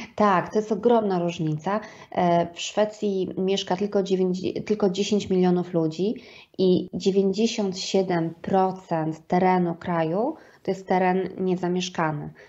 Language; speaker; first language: Polish; native; Polish